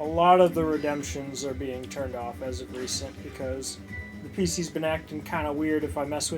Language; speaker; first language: English; native; English